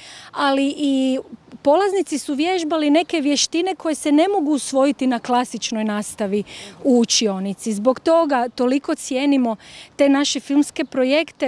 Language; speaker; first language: Croatian; native; Croatian